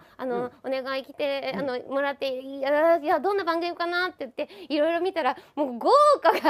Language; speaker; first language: Japanese; native; Japanese